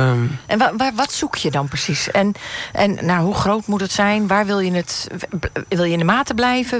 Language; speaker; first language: Dutch; native; Dutch